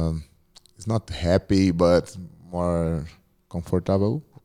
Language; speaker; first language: English; non-native, learner; Portuguese